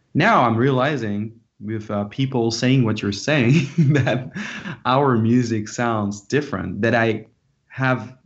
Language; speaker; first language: English; non-native, fluent; French